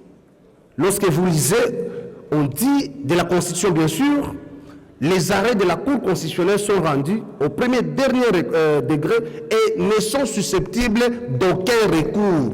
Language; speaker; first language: French; native; French